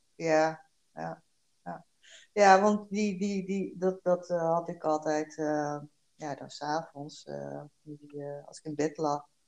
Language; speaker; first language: Dutch; early bilingual, other home language; Korean